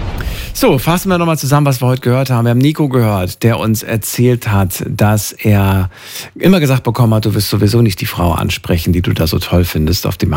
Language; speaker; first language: German; native; German